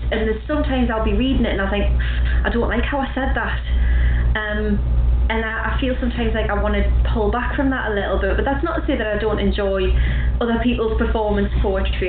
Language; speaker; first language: English; native; English